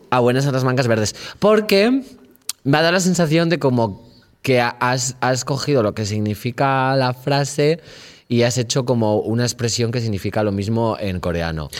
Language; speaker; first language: Spanish; native; Spanish